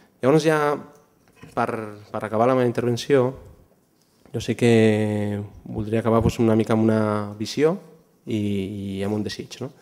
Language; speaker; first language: Catalan; non-native, local second language; Spanish